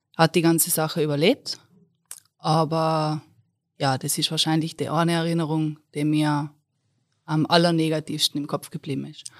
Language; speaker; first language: German; native; German